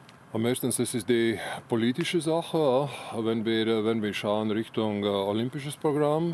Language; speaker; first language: German; non-native, learner; Latvian